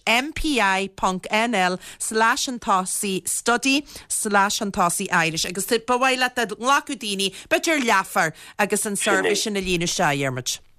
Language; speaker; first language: Irish; native; Irish